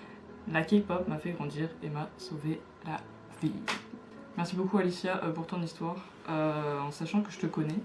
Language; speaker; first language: French; native; French